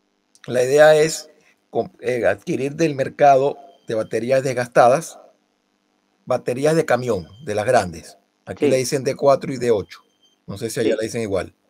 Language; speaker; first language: Spanish; native; Spanish